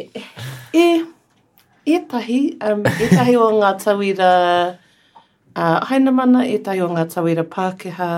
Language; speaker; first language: Māori; non-native, local second language; English